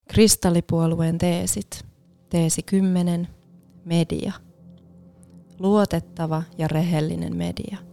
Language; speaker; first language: Finnish; native; Finnish